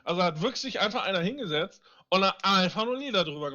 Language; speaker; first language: German; native; German